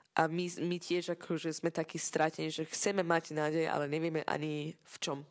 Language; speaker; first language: Slovak; non-native, fluent; Persian